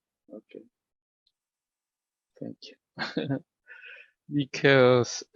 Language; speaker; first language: English; non-native, fluent; Spanish